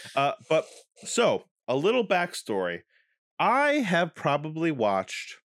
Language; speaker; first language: English; native; English